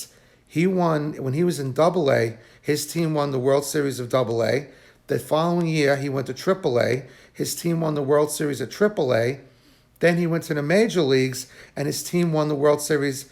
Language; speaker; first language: English; native; English